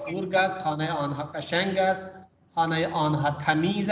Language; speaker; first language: Persian; non-native, fluent; Urdu